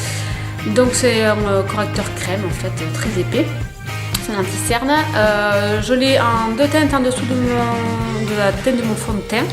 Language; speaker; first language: French; native; French